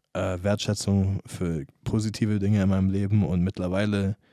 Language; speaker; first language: German; non-native, fluent; English